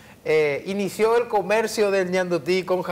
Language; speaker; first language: Spanish; native; Spanish